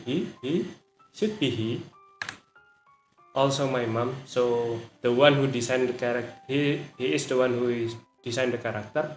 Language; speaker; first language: English; non-native, learner; Indonesian